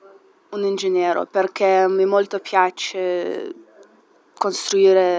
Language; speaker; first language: Italian; non-native, learner; English